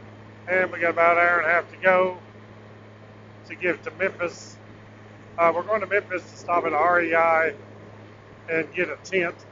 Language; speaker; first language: English; native; English